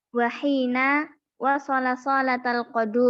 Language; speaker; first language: Arabic; non-native, learner; Indonesian